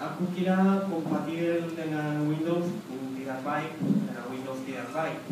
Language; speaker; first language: Indonesian; non-native, fluent; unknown